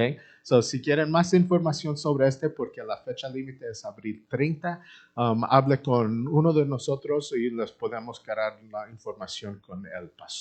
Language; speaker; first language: Spanish; early bilingual, heritage; Spanish